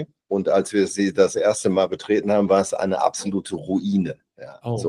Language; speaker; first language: German; native; German